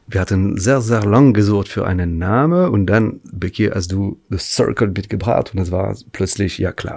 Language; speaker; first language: German; non-native, fluent; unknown